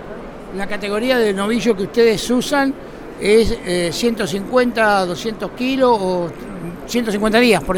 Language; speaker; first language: Spanish; native; Spanish